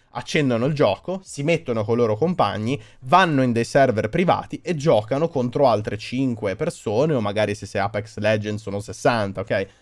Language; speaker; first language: Italian; native; Italian